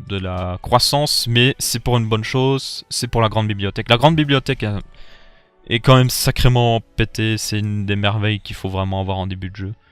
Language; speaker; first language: French; native; French